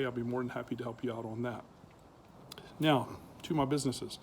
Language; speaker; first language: English; native; English